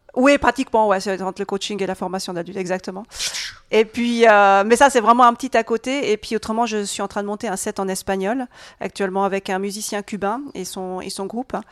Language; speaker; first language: French; native; French